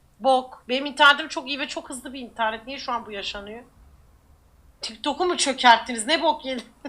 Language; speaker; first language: Turkish; native; Turkish